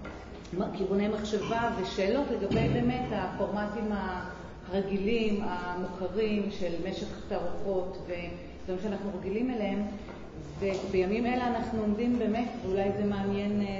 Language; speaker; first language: Hebrew; native; Hebrew